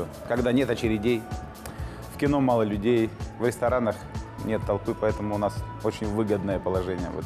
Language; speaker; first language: Russian; native; Russian